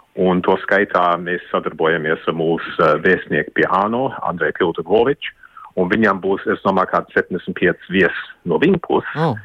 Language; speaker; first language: Latvian; early bilingual, heritage; Latvian